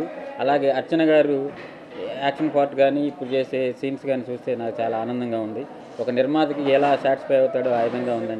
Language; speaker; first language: Telugu; native; Telugu